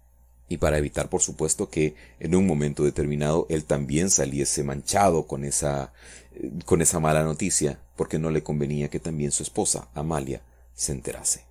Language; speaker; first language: Spanish; native; Spanish